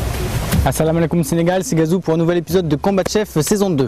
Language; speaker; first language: French; non-native, local second language; Wolof